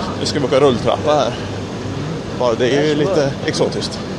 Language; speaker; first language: Swedish; native; Swedish